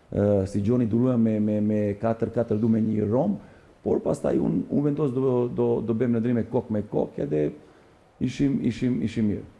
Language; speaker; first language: Albanian; non-native, learner; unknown